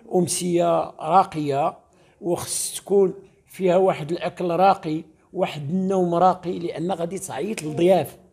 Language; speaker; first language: Arabic; native; Arabic